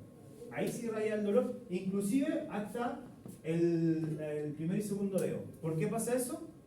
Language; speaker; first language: Spanish; native; Spanish